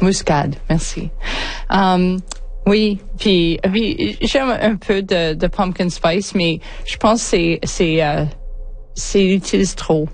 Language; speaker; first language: French; non-native, learner; English